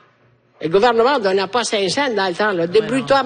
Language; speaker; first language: French; native; French